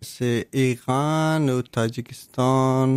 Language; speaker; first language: French; non-native, learner; Persian